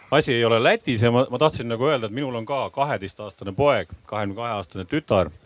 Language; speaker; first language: Estonian; native; Estonian